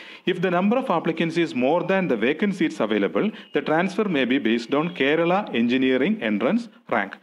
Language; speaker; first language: English; non-native, local second language; Malayalam